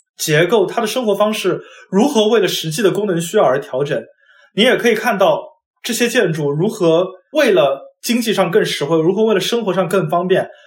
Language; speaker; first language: Chinese; non-native, local second language; Wu Chinese